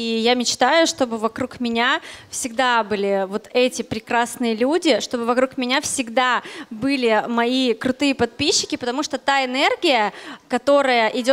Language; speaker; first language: Russian; native; Russian